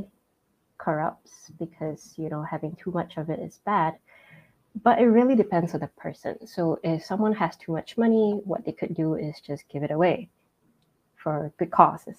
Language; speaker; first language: English; non-native, local second language; Min Nan Chinese